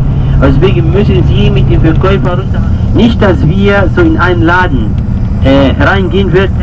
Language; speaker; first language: German; non-native, fluent; Arabic